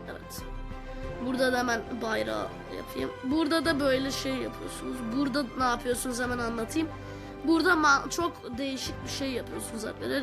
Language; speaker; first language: Turkish; native; Turkish